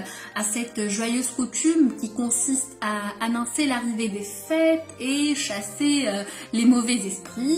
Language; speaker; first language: French; non-native, local second language; Arabic